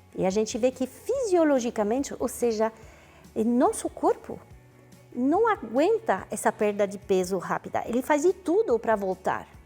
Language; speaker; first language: Portuguese; non-native, fluent; French